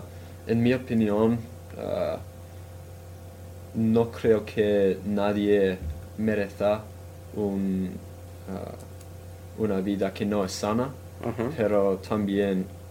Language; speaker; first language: Spanish; non-native, fluent; English